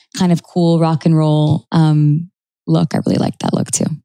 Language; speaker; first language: English; native; English